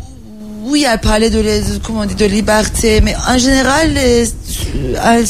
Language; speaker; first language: French; non-native, learner; Turkish